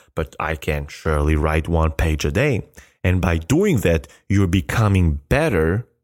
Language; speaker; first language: English; non-native, fluent; Albanian